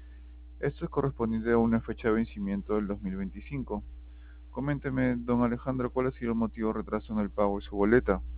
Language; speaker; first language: Spanish; native; Spanish